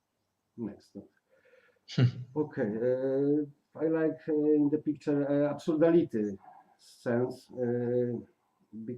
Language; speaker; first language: English; non-native, learner; Polish